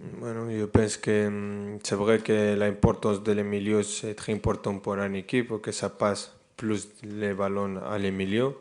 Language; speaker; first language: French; non-native, fluent; Spanish